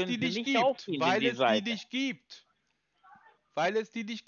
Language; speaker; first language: German; native; German